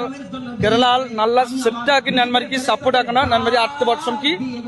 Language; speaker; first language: Malayalam; non-native, learner; Bangla